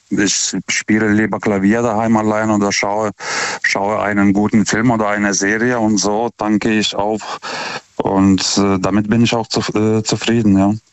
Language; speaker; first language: German; non-native, fluent; Russian